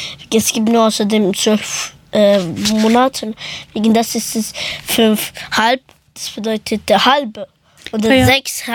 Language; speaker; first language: German; early bilingual, other home language; Persian